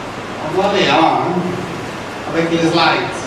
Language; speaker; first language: French; non-native, fluent; Italian